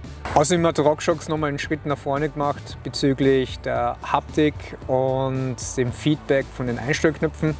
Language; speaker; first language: German; native; German